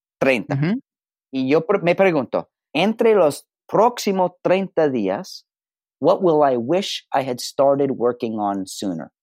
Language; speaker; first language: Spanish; non-native, learner; English